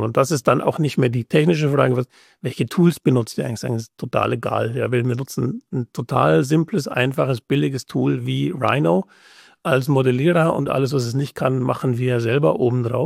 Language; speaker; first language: German; native; German